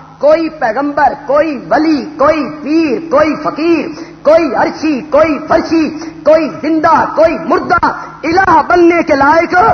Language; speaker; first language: Urdu; non-native, local second language; Punjabi